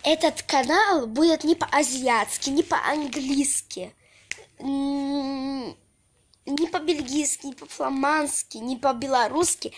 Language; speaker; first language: Russian; early bilingual, heritage; Russian